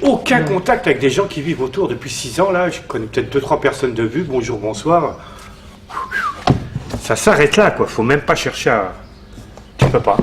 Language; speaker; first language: French; native; French